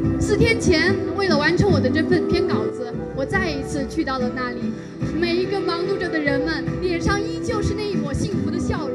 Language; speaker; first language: Chinese; native; Chinese